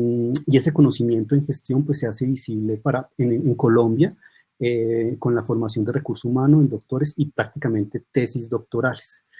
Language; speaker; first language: Spanish; native; Spanish